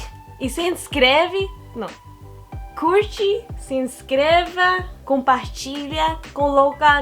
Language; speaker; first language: Portuguese; non-native, learner; English